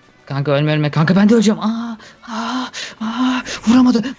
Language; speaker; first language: Turkish; native; Turkish